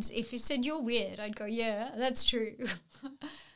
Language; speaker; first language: English; native; English